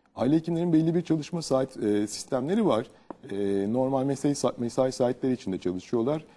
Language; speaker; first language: Turkish; native; Turkish